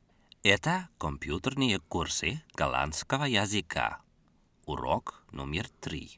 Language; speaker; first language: Russian; non-native, fluent; Dutch